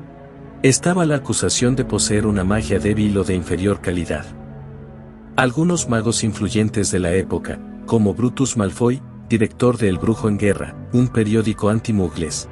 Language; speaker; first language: Spanish; native; Spanish